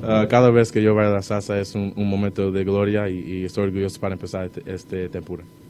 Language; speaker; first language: Spanish; non-native, learner; English